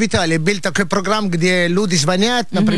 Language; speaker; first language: Russian; non-native, learner; Italian